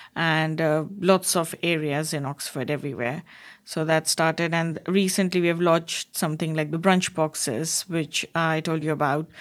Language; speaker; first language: English; non-native, local second language; Bangla